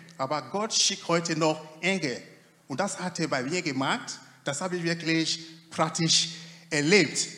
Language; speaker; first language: German; non-native, fluent; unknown